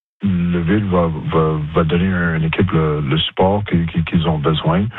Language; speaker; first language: French; non-native, local second language; English